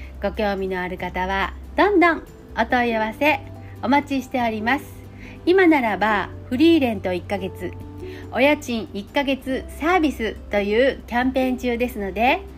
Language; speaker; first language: Japanese; native; Japanese